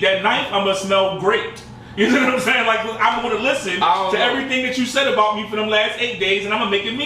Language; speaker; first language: English; native; English